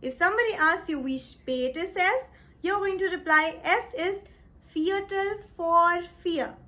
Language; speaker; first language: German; non-native, fluent; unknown